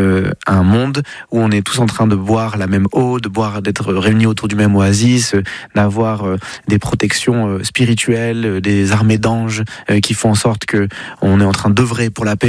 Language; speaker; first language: French; native; French